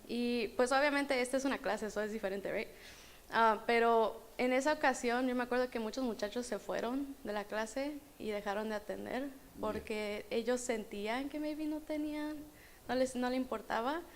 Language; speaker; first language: Spanish; early bilingual, heritage; Spanish